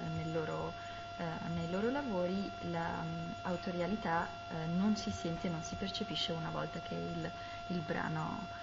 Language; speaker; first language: Italian; native; Italian